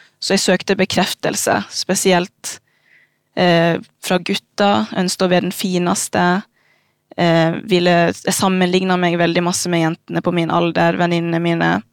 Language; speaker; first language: Norwegian; early bilingual, other home language; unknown